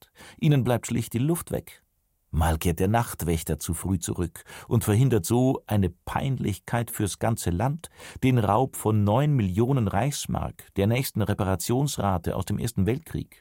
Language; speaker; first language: German; native; German